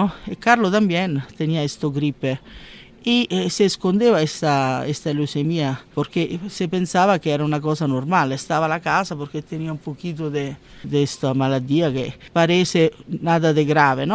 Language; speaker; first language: Spanish; non-native, learner; Italian